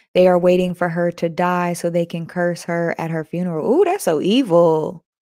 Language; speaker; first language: English; native; English